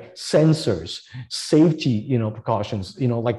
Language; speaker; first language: English; non-native, local second language; Cantonese